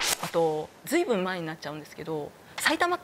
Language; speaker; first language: Japanese; native; Japanese